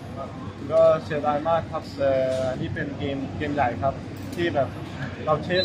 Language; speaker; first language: Thai; early bilingual, heritage; Thai